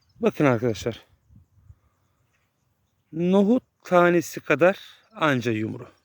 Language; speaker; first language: Turkish; native; Turkish